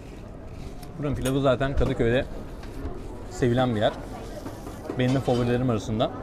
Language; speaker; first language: Turkish; native; Turkish